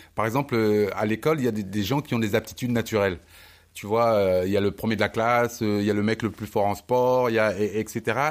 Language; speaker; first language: French; early bilingual, other home language; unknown